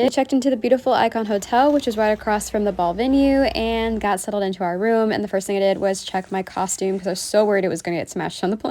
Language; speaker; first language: English; native; English